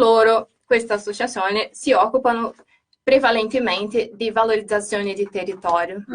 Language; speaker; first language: Italian; non-native, fluent; Portuguese